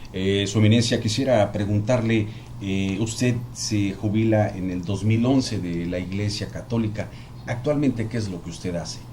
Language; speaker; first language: Spanish; native; Spanish